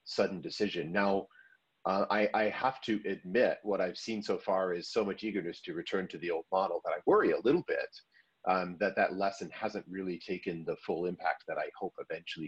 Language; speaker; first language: English; native; English